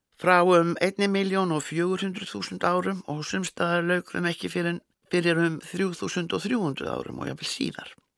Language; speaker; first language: Icelandic; native; Icelandic